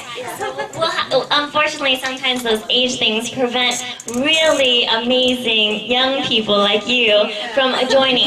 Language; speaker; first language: English; early bilingual, other home language; Vietnamese